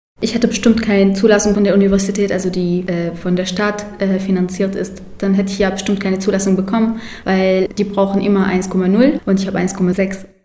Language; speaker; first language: German; non-native, fluent; Arabic